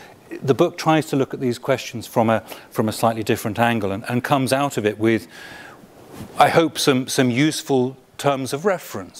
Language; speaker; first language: English; native; English